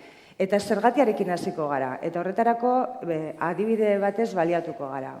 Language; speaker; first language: Basque; native; Basque